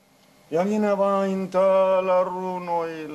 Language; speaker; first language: Finnish; non-native, learner; Arabic